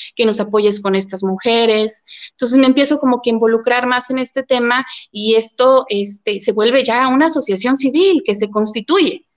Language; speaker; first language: Spanish; early bilingual, heritage; Spanish